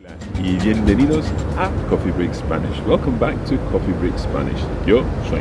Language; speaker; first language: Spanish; non-native, fluent; English